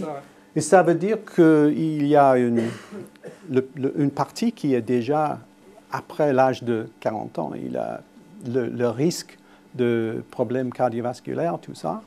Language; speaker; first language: French; non-native, fluent; English